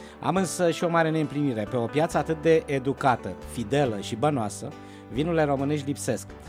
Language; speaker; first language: Romanian; native; Romanian